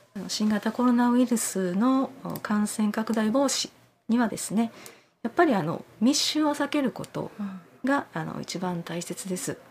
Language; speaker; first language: Japanese; native; Japanese